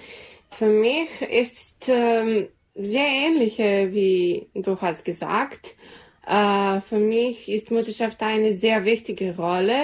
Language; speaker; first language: German; non-native, learner; Serbian